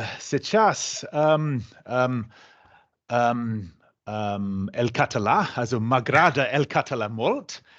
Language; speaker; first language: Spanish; non-native, learner; German